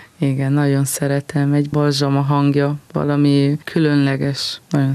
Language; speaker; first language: Hungarian; early bilingual, heritage; Hungarian